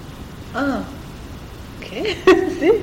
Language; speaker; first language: Spanish; non-native, learner; French